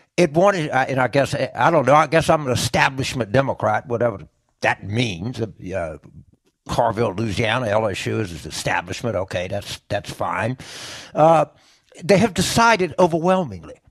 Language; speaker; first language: English; native; English